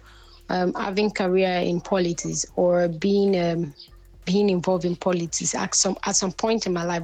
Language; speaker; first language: English; non-native, local second language; Yoruba